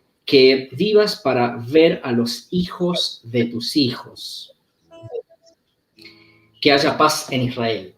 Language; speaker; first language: Spanish; native; Spanish